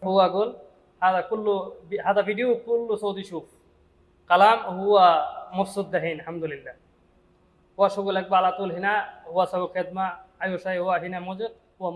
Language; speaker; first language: Arabic; non-native, learner; Bangla